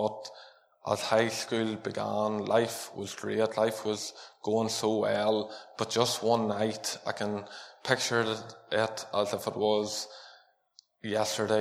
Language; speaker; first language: English; native; English